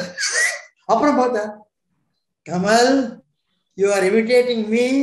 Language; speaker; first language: Tamil; non-native, local second language; Telugu